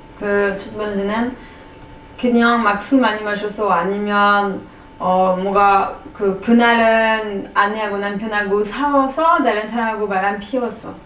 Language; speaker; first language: Korean; non-native, fluent; French